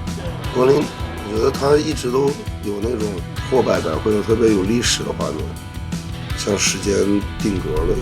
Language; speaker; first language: Chinese; native; Chinese